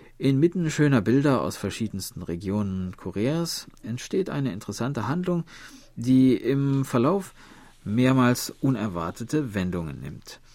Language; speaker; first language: German; native; German